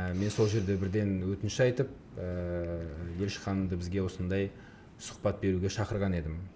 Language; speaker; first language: Kazakh; native; Kazakh